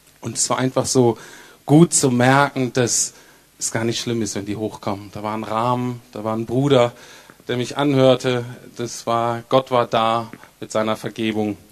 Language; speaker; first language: German; native; German